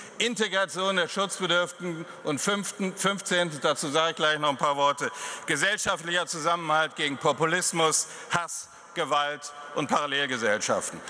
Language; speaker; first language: German; native; German